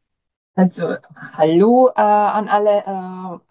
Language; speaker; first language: German; non-native, fluent; Czech